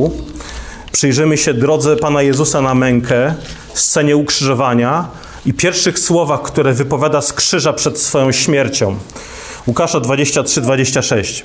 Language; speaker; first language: Polish; native; Polish